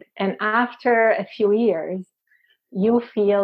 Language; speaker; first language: English; non-native, fluent; Italian